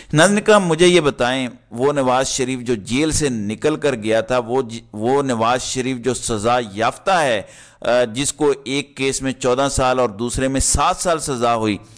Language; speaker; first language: Urdu; native; Urdu